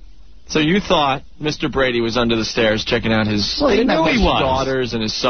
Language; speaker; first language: English; native; English